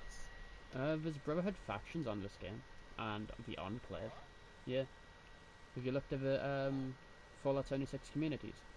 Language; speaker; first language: English; native; English